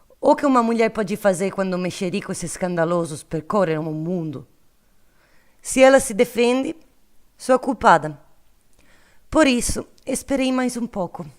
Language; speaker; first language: Portuguese; non-native, learner; Italian